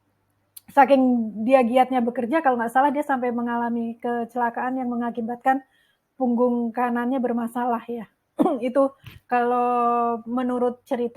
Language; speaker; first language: Indonesian; native; Indonesian